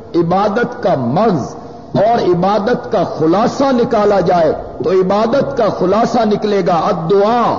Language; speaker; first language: Urdu; non-native, local second language; Punjabi